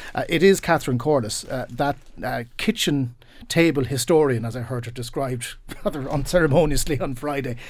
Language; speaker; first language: English; native; English